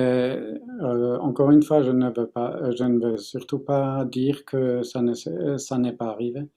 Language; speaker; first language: French; non-native, fluent; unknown